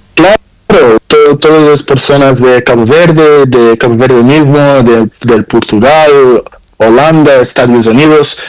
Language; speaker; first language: Spanish; non-native, learner; Portuguese